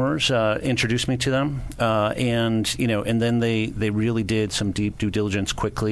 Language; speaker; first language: English; native; English